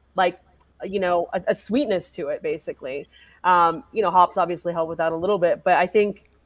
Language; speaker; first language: English; native; English